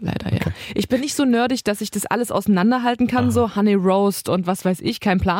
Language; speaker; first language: German; native; German